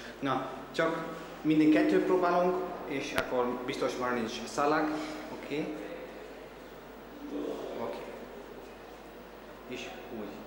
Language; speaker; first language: Hungarian; non-native, learner; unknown